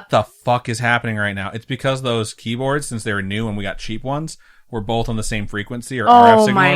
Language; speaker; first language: English; native; English